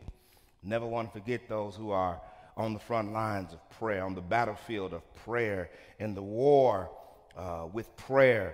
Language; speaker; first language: English; native; English